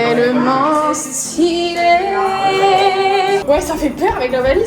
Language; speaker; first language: French; native; French